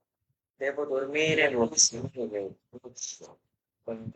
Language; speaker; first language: Italian; non-native, learner; Bangla